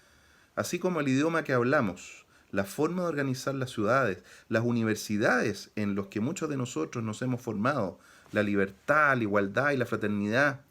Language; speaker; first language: Spanish; native; Spanish